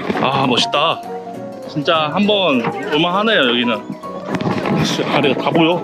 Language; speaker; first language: Korean; native; Korean